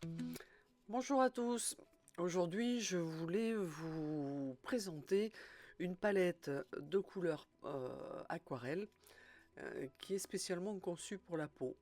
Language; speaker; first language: French; native; French